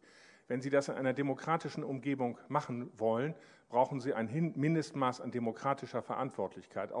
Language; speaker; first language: German; native; German